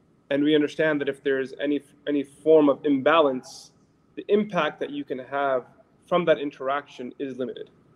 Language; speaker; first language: English; native; English